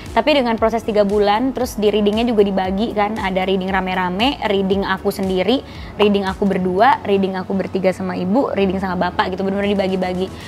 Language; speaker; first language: Indonesian; native; Indonesian